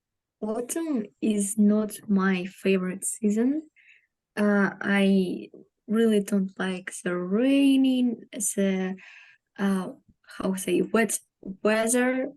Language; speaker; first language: English; non-native, learner; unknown